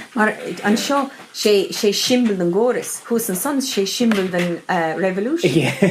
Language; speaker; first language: Irish; non-native, local second language; English